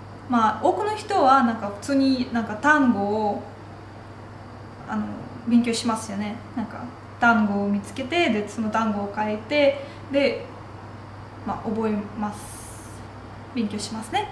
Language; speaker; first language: Japanese; non-native, fluent; Russian